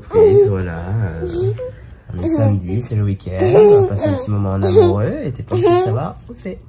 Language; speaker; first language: French; native; French